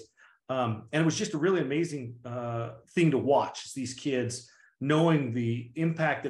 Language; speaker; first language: English; native; English